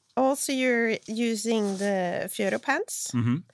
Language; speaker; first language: English; non-native, fluent; Swedish